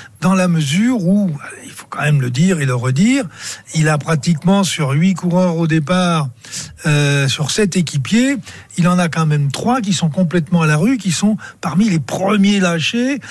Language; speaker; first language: French; native; French